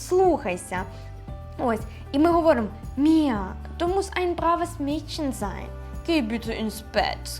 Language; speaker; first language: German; non-native, fluent; Ukrainian